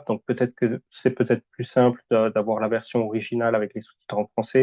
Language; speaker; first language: French; native; French